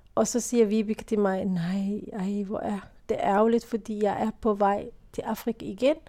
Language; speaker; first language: Danish; non-native, fluent; Somali